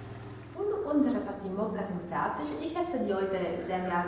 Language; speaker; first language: German; non-native, learner; Italian